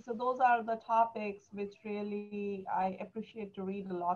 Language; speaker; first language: English; non-native, local second language; Hindi